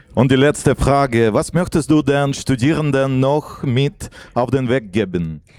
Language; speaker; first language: German; non-native, fluent; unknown